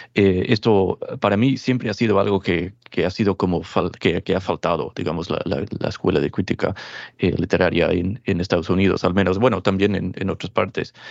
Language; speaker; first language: Spanish; non-native, fluent; English